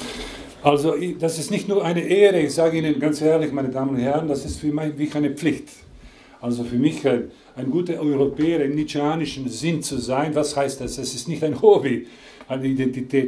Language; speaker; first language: German; non-native, fluent; Croatian